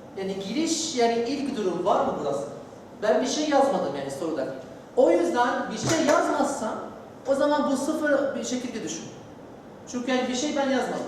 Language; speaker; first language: Turkish; non-native, learner; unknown